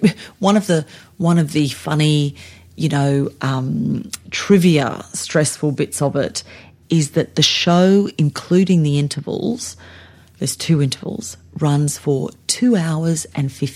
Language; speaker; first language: English; native; English